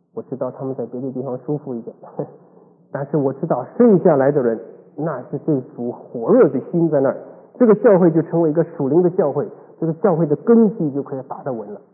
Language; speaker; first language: Chinese; native; Chinese